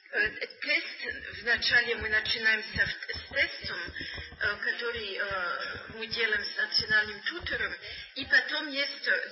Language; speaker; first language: Russian; non-native, learner; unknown